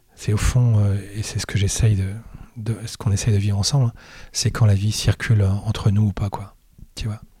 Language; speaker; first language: French; native; French